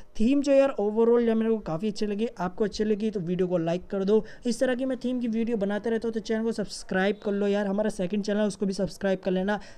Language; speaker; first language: Hindi; native; Hindi